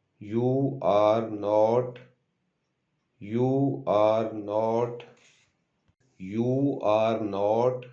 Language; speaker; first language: English; non-native, local second language; Urdu